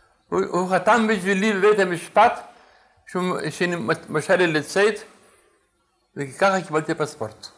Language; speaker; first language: Hebrew; non-native, fluent; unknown